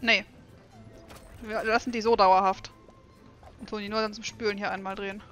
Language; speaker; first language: German; native; German